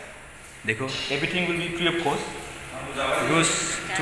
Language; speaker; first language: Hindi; non-native, local second language; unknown